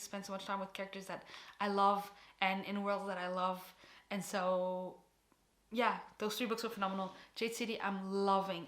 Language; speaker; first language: English; non-native, fluent; Portuguese